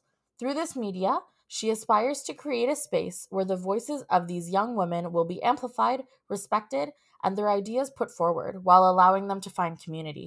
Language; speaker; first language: English; native; English